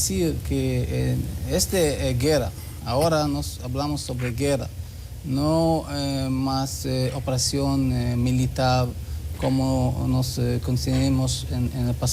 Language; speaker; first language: Spanish; non-native, learner; Hebrew